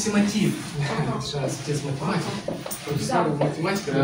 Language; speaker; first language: Romanian; non-native, local second language; Russian